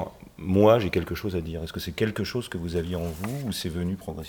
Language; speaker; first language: French; native; French